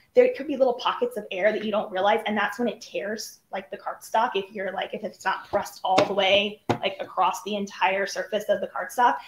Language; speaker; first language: English; native; English